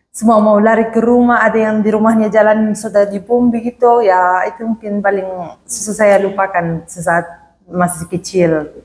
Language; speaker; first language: Indonesian; non-native, fluent; Arabic